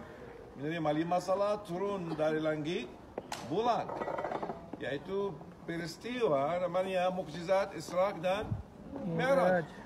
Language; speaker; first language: Indonesian; non-native, fluent; Arabic